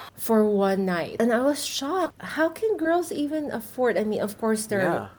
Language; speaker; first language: English; non-native, local second language; Filipino